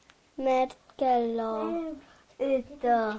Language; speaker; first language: Hungarian; early bilingual, heritage; Hungarian